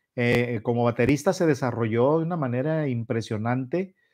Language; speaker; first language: Spanish; native; Spanish